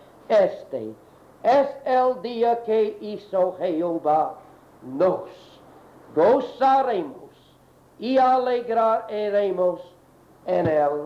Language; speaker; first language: Spanish; non-native, learner; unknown